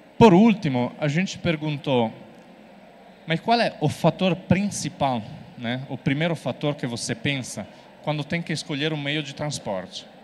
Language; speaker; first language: Portuguese; non-native, fluent; Italian